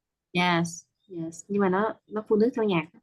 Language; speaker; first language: Vietnamese; native; Vietnamese